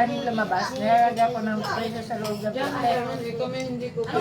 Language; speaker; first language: Filipino; native; Filipino